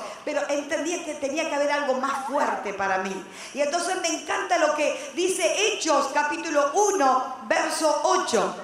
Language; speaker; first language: Spanish; native; Spanish